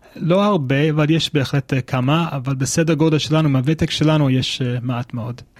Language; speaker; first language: Hebrew; non-native, fluent; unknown